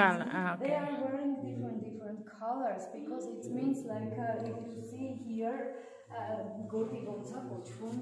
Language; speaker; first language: English; non-native, learner; Armenian